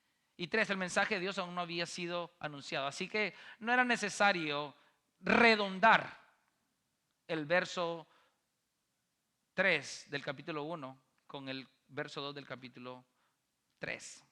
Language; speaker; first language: Spanish; native; Spanish